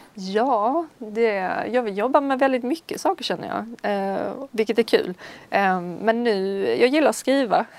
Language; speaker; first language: Swedish; native; Swedish